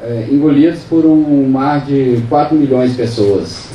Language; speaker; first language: Portuguese; native; Portuguese